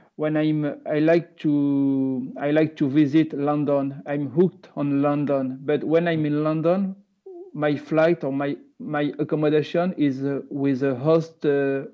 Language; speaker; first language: English; non-native, learner; French